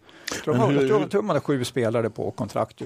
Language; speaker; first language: Swedish; native; Swedish